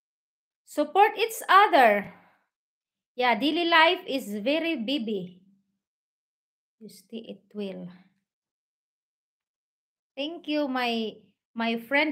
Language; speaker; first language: English; non-native, learner; Filipino